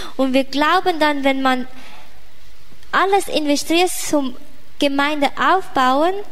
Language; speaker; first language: German; non-native, fluent; Thai